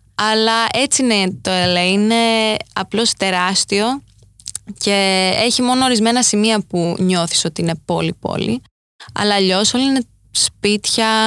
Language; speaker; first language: Greek; early bilingual, heritage; Greek